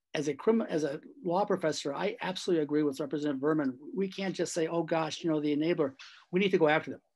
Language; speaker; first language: English; native; English